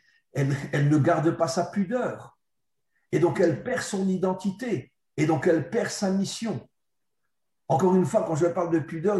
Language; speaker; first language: French; native; French